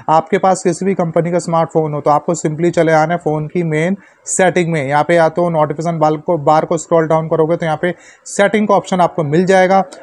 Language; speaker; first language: Hindi; native; Hindi